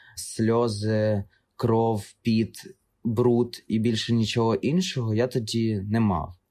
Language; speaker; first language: Ukrainian; non-native, local second language; Russian